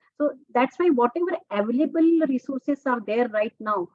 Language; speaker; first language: English; non-native, local second language; Telugu